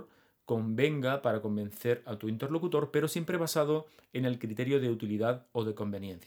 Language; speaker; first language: Spanish; native; Spanish